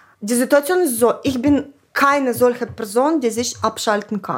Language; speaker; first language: German; non-native, fluent; Ukrainian